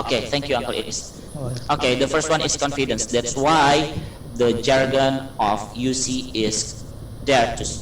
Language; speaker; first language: English; non-native, learner; Indonesian